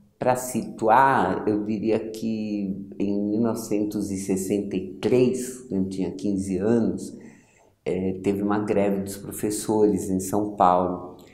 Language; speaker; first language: Portuguese; early bilingual, other home language; Yiddish